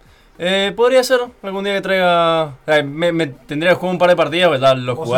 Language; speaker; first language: Spanish; native; Spanish